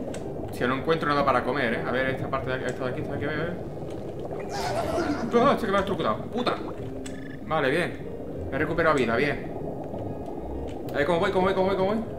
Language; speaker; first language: Spanish; native; Spanish